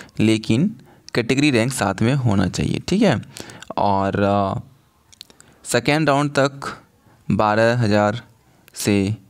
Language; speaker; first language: Hindi; native; Hindi